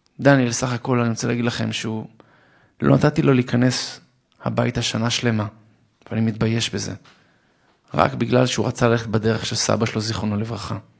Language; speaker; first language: Hebrew; non-native, fluent; Arabic